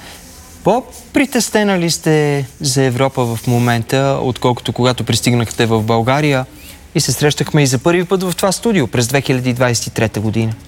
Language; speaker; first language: Bulgarian; native; Bulgarian